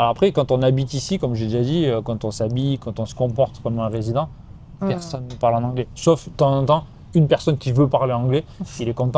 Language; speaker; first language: French; native; French